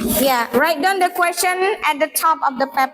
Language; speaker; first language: English; non-native, fluent; Indonesian